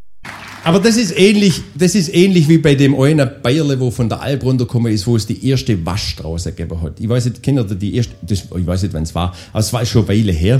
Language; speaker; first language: German; native; German